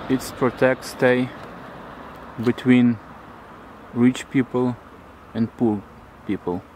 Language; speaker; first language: English; non-native, learner; Russian